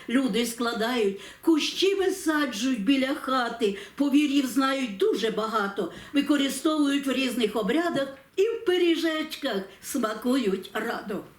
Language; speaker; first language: Ukrainian; native; Ukrainian